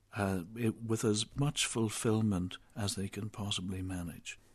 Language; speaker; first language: English; native; English